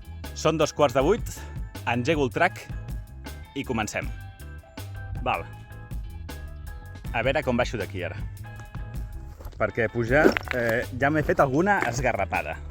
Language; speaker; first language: Catalan; native; Catalan